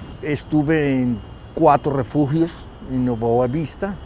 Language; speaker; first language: Portuguese; non-native, learner; Spanish